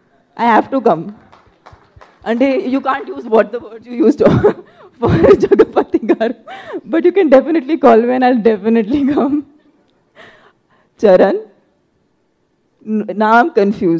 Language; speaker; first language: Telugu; non-native, fluent; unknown